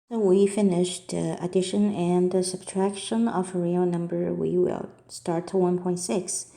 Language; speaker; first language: English; non-native, fluent; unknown